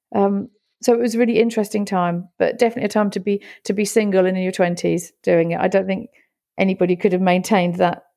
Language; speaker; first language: English; native; English